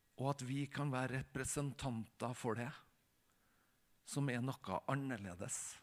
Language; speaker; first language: Norwegian; native; Norwegian